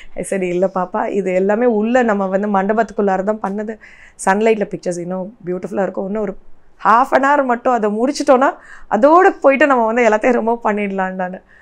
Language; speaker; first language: Tamil; native; Tamil